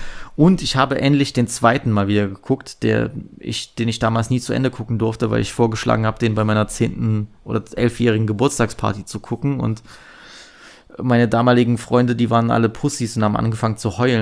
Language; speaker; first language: German; native; German